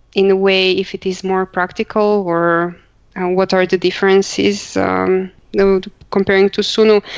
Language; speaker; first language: English; non-native, fluent; Croatian